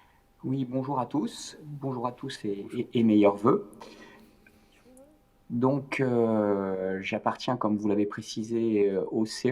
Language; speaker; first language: French; native; French